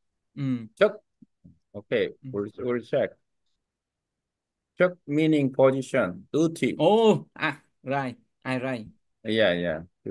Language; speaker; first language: English; non-native, learner; Vietnamese